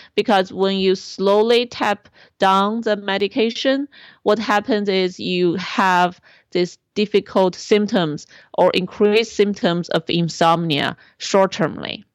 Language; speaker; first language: English; non-native, fluent; Chinese